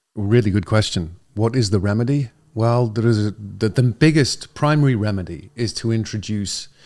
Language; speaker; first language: English; native; English